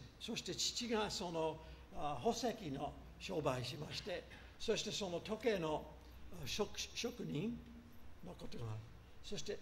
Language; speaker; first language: Japanese; non-native, fluent; English